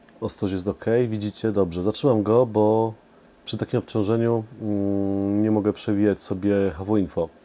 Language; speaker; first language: Polish; native; Polish